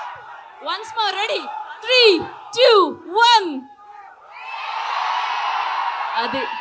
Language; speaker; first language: Telugu; native; Telugu